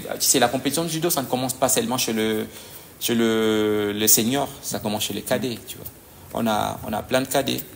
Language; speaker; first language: French; non-native, local second language; Lingala